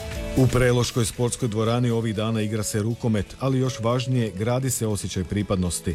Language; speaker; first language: Serbian; native; Serbian